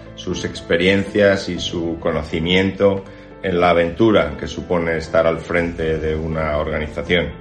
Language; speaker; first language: Spanish; native; Spanish